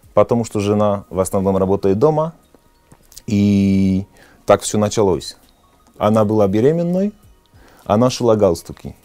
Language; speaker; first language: Russian; non-native, fluent; Polish